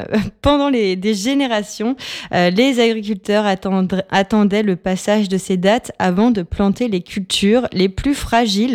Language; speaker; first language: French; native; French